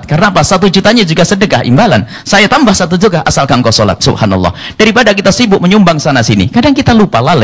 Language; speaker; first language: Indonesian; native; Indonesian